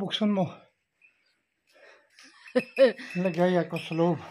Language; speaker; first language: Filipino; non-native, learner; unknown